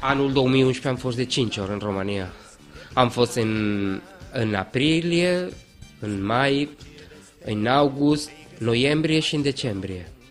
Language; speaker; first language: Romanian; non-native, fluent; Spanish